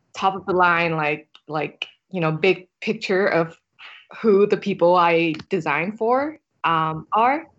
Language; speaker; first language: English; non-native, fluent; Vietnamese